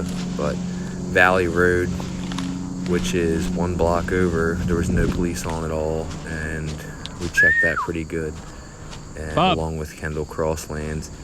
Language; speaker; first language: English; native; English